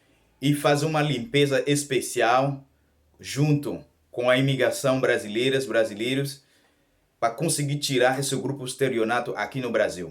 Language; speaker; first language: Portuguese; non-native, learner; Haitian Creole